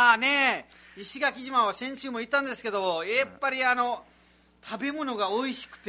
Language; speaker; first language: Japanese; non-native, fluent; Nepali